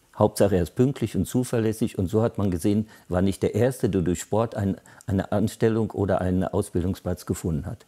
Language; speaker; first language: German; native; German